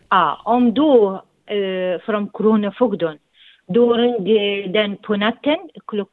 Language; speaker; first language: Swedish; non-native, learner; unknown